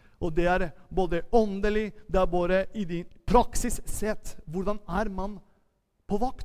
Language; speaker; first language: Norwegian; non-native, fluent; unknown